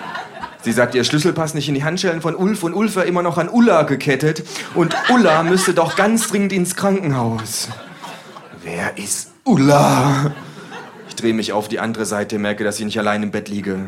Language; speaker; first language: German; native; German